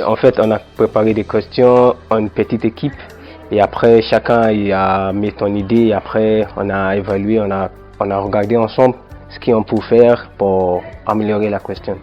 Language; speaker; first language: French; non-native, fluent; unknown